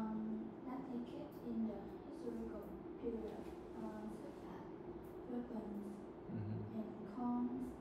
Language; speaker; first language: English; non-native, learner; Vietnamese